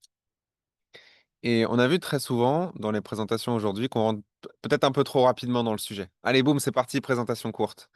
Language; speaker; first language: French; native; French